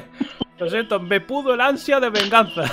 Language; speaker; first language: Spanish; native; Spanish